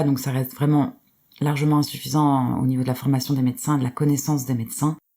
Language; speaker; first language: French; native; French